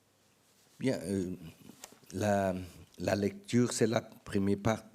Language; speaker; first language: French; non-native, learner; Portuguese